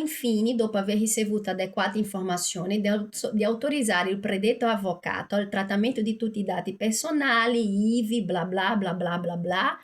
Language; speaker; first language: Italian; non-native, fluent; Portuguese